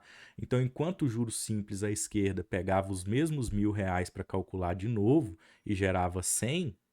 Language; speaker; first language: Portuguese; native; Portuguese